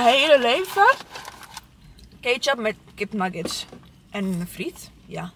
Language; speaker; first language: Dutch; non-native, learner; Italian